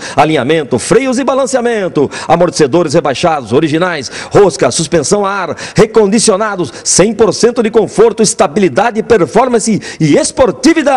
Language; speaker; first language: Portuguese; native; Portuguese